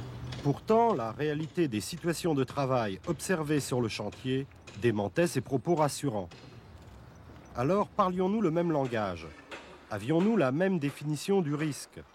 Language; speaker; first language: French; native; French